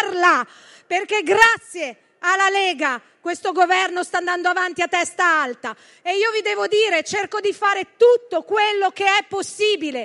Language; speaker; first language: Italian; native; Italian